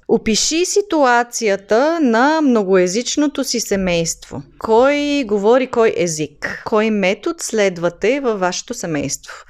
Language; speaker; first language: Bulgarian; native; Bulgarian